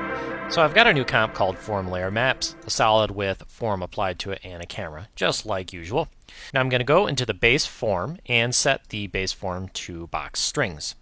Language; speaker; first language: English; native; English